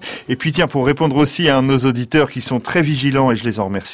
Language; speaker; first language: French; native; French